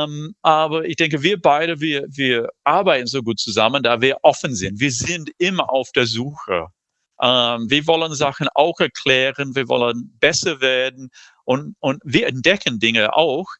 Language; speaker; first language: German; non-native, fluent; English